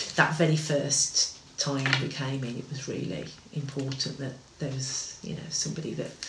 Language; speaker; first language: English; native; English